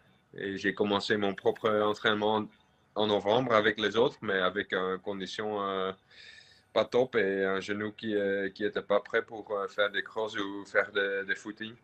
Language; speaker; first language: French; non-native, local second language; Dutch